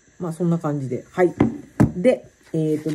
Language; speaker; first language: Japanese; native; Japanese